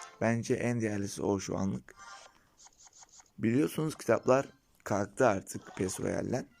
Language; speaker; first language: Turkish; native; Turkish